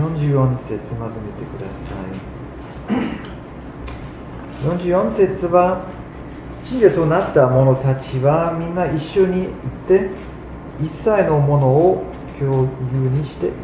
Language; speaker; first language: Japanese; non-native, fluent; German